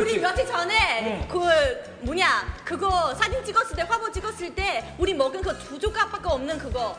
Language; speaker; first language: Korean; non-native, fluent; Chinese